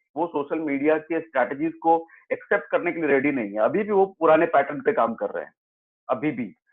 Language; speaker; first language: Hindi; native; Hindi